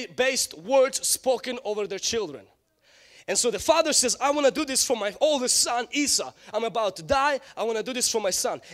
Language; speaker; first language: English; non-native, fluent; Ukrainian